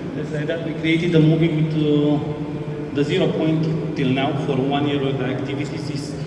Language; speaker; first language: English; non-native, fluent; Romanian